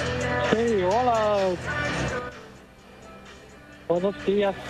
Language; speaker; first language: Spanish; non-native, learner; Chinese